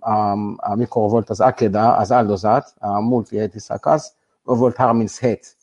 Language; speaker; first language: Hungarian; non-native, learner; Hebrew